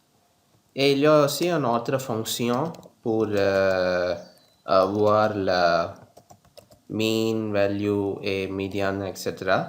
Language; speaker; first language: French; non-native, learner; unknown